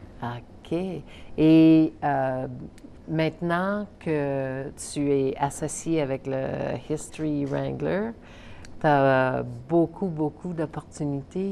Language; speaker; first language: French; native; French